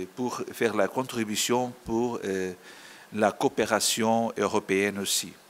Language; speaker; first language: French; non-native, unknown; Portuguese